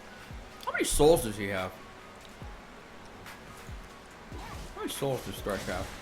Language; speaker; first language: English; native; English